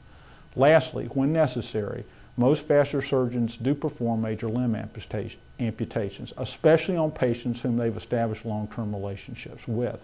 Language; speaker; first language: English; native; English